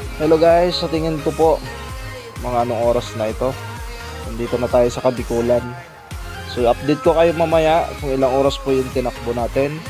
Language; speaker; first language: Filipino; non-native, local second language; Masbatenyo